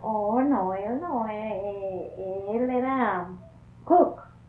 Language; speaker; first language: Spanish; early bilingual, heritage; Spanish